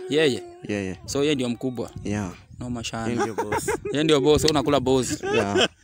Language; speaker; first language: Swahili; native; Swahili